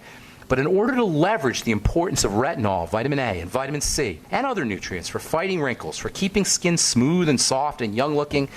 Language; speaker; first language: English; native; English